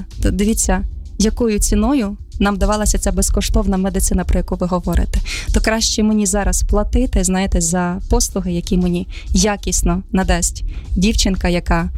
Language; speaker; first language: Ukrainian; native; Ukrainian